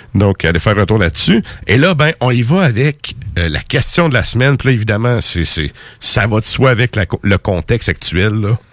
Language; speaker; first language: French; native; French